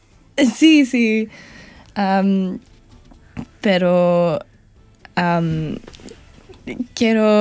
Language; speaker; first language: Spanish; non-native, learner; English